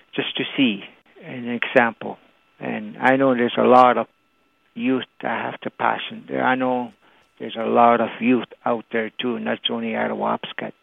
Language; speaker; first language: English; non-native, fluent; Cree